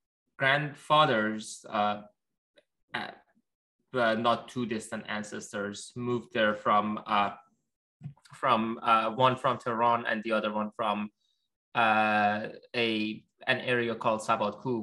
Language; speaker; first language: English; non-native, fluent; Persian